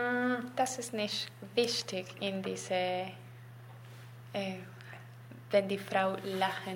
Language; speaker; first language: German; non-native, learner; Spanish